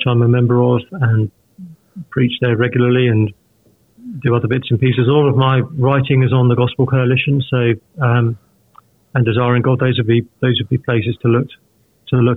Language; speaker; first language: English; native; English